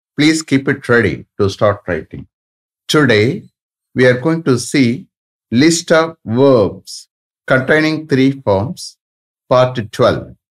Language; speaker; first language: English; non-native, local second language; Tamil